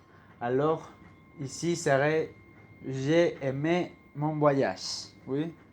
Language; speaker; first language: French; non-native, learner; Spanish